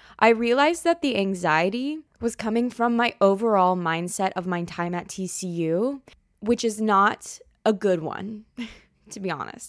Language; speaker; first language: English; native; English